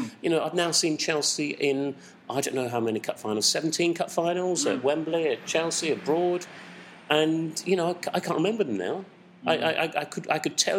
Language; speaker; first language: English; native; English